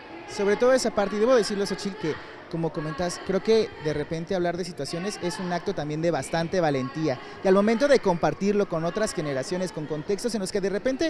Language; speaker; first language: Spanish; native; Spanish